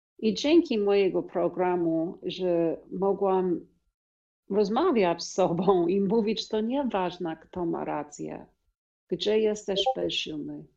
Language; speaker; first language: Polish; non-native, learner; English